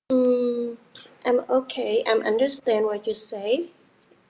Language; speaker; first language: English; non-native, learner; Vietnamese